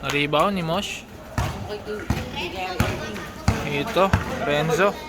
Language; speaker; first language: Filipino; non-native, local second language; Bikol